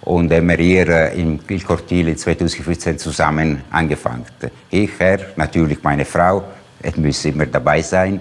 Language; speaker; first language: German; non-native, fluent; Italian